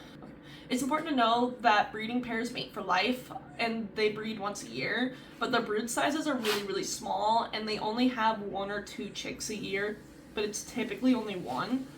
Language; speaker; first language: English; native; English